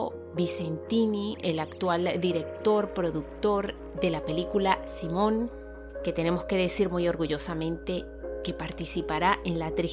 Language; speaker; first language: Spanish; native; Spanish